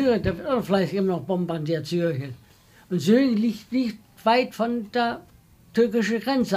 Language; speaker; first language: German; non-native, learner; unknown